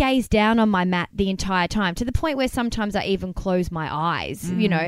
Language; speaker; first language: English; native; English